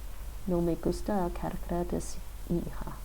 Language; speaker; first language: Spanish; non-native, learner; English